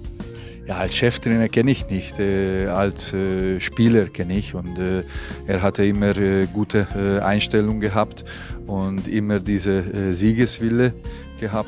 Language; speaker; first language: German; non-native, fluent; Hungarian